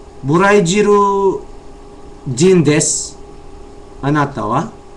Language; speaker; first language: Japanese; non-native, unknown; Chavacano